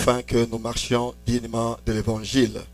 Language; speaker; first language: French; non-native, local second language; Lingala